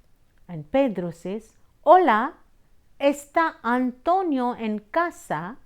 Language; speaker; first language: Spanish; non-native, fluent; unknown